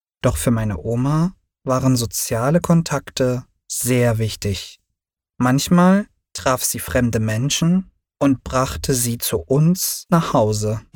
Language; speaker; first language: German; early bilingual, other home language; Turkish